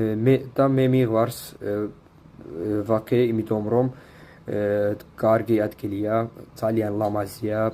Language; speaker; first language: Georgian; non-native, learner; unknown